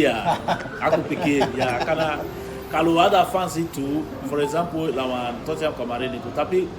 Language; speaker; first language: Indonesian; non-native, fluent; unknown